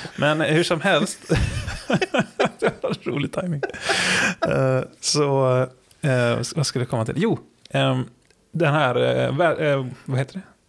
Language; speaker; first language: Swedish; native; Swedish